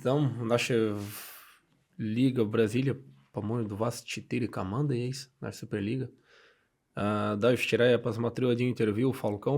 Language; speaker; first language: Russian; non-native, learner; Portuguese